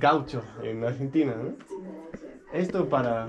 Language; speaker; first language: Spanish; non-native, fluent; Danish